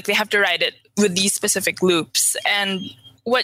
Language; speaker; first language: English; non-native, local second language; Filipino